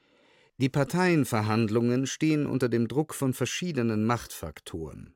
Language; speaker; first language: German; native; German